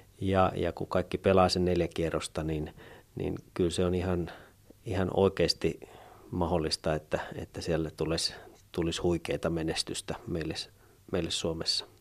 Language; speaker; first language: Finnish; native; Finnish